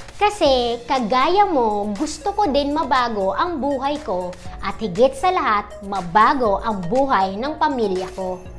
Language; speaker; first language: Filipino; non-native, local second language; Bikol